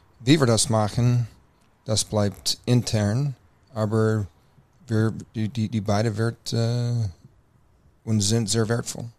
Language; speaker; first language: German; non-native, fluent; English